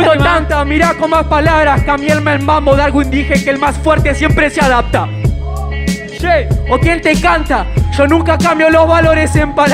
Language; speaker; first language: Spanish; native; Spanish